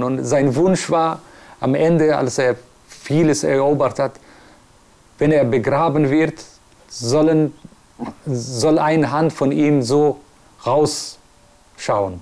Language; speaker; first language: German; non-native, fluent; Persian